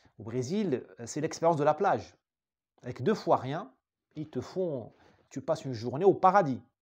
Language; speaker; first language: French; non-native, local second language; Arabic